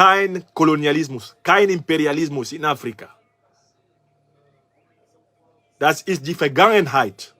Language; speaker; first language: German; non-native, learner; French